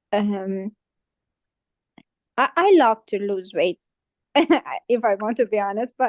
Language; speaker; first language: English; non-native, fluent; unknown